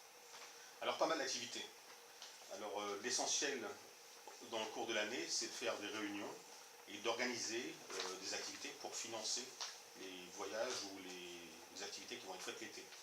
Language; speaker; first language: French; native; French